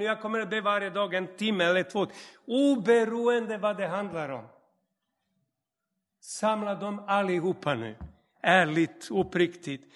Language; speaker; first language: Swedish; non-native, fluent; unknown